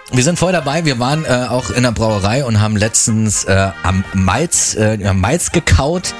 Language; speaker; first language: German; native; German